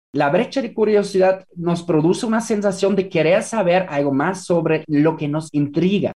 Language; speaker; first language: Spanish; non-native, fluent; German